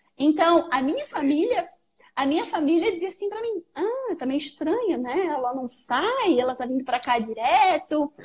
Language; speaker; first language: Portuguese; native; Portuguese